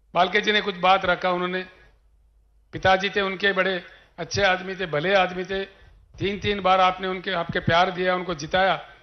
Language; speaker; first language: Hindi; non-native, local second language; Telugu